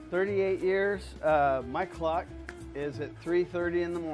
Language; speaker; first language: English; native; English